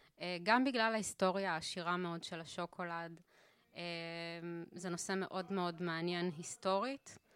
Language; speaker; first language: Hebrew; native; Hebrew